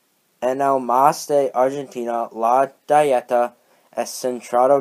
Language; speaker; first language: Spanish; non-native, learner; English